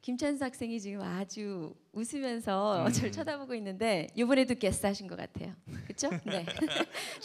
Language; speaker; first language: Korean; native; Korean